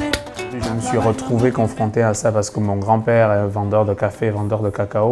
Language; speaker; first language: French; non-native, local second language; Basaa